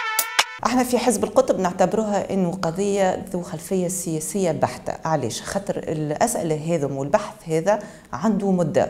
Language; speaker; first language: Arabic; native; Arabic